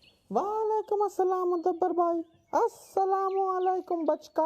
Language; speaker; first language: Urdu; native; Urdu